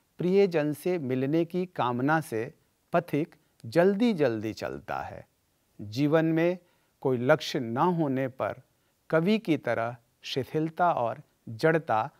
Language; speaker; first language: Hindi; native; Hindi